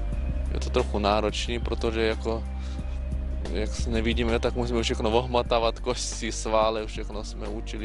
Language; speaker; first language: Czech; non-native, learner; Ukrainian